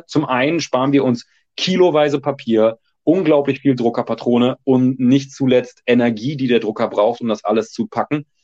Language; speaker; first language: German; native; German